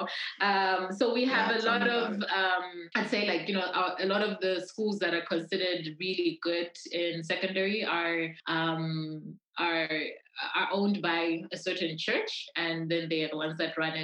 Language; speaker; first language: English; non-native, local second language; Bemba